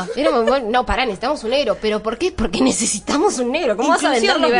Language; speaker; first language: Spanish; native; Spanish